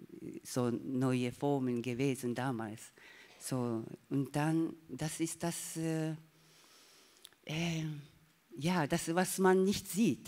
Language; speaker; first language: German; non-native, learner; Japanese